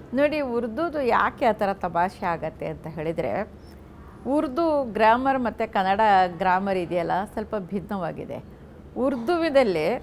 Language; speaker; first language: Kannada; non-native, local second language; Urdu